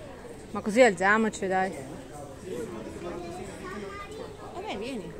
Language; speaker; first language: Italian; non-native, learner; Russian